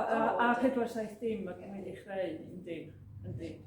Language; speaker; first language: Welsh; native; Welsh